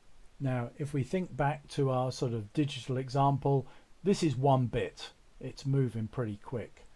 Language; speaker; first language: English; native; English